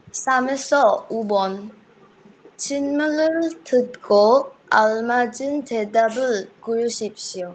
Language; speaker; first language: Korean; non-native, learner; Bangla